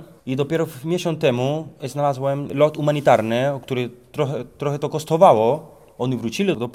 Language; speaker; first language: Polish; non-native, learner; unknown